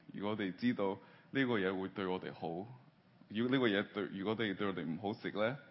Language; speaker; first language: Cantonese; early bilingual, heritage; Cantonese